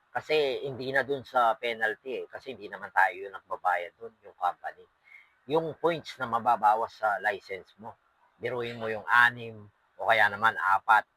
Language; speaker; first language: Filipino; non-native, local second language; Pampanga